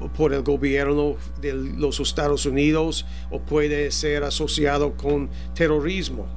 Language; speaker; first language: Spanish; non-native, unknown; English